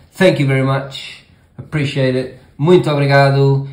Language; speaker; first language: English; early bilingual, other home language; Portuguese